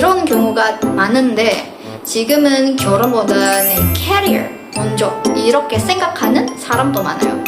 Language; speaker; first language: Korean; non-native, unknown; Indonesian